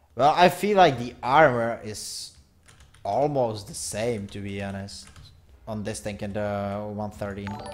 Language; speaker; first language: English; non-native, fluent; Czech